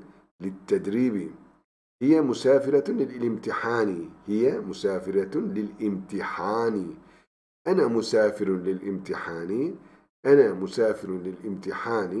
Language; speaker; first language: Arabic; non-native, fluent; Turkish